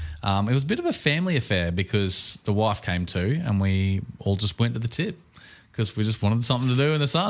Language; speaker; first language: English; native; English